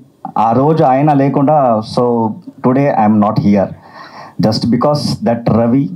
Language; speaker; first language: Telugu; non-native, learner; Kannada